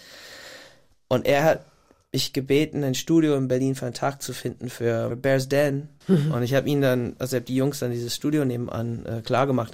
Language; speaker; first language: German; non-native, fluent; English